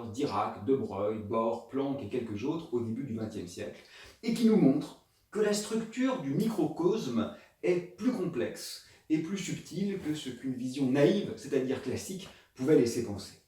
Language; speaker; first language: French; native; French